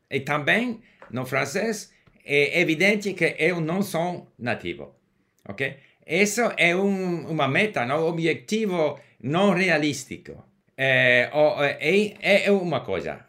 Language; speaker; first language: Portuguese; non-native, learner; English